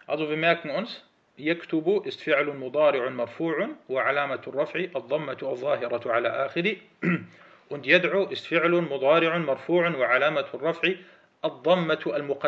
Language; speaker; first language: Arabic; early bilingual, heritage; Arabic